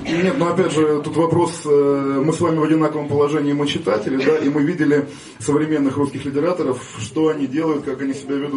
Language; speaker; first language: Russian; native; Russian